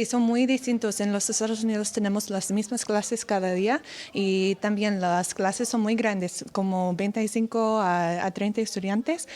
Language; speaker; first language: Spanish; non-native, fluent; English